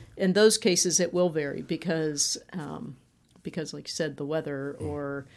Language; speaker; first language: English; native; English